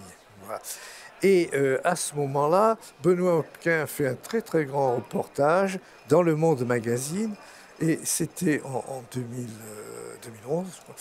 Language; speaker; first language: French; native; French